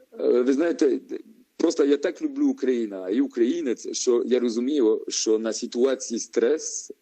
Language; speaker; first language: Ukrainian; non-native, learner; French